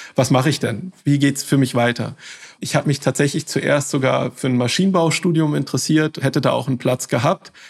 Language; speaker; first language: German; native; German